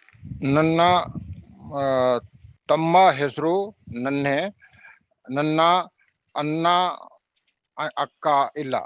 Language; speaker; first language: Kannada; non-native, learner; Hindi